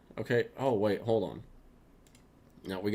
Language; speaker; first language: English; native; English